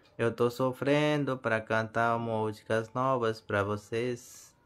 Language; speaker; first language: Portuguese; non-native, learner; Hindi